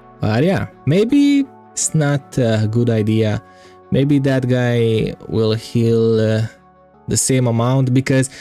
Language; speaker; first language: English; non-native, fluent; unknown